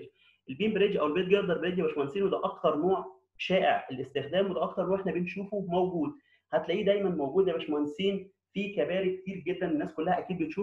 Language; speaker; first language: Arabic; native; Arabic